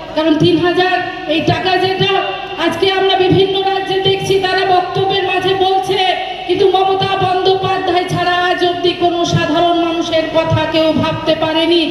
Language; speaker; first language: Bangla; non-native, local second language; Santali